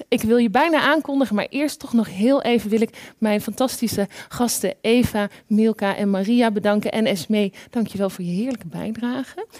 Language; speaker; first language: Dutch; native; Dutch